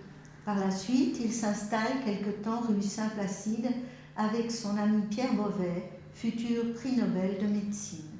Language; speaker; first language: French; native; French